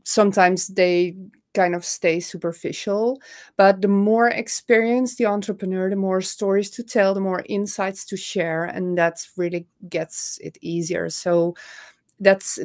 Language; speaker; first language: English; non-native, fluent; Dutch